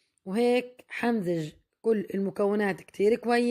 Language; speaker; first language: Arabic; native; Arabic